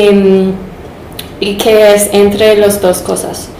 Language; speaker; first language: Spanish; non-native, fluent; English